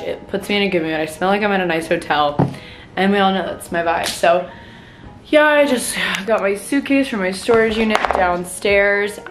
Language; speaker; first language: English; native; English